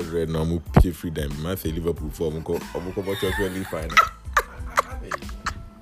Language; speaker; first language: English; non-native, local second language; Akan